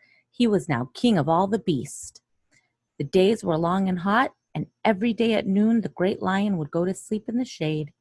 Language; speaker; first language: English; native; English